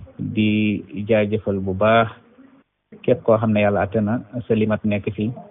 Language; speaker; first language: Wolof; non-native, local second language; Fula